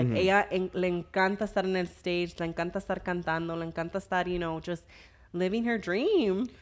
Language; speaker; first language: Spanish; early bilingual, heritage; English